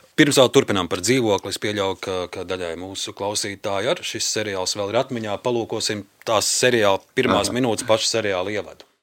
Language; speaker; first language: Latvian; native; Latvian